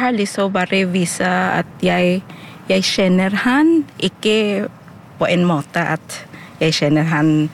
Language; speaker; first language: Norwegian; non-native, fluent; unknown